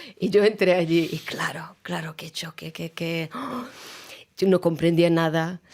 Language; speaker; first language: Spanish; non-native, fluent; Russian